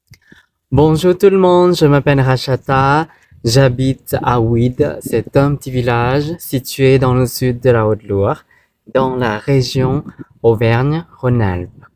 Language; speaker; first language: French; non-native, fluent; Thai